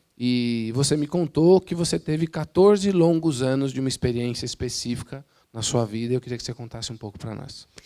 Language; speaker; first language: Portuguese; native; Portuguese